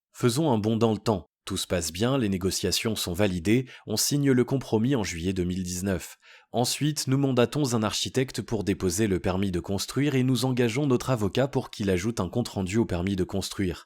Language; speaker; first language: French; native; French